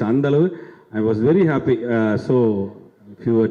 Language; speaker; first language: Tamil; native; Tamil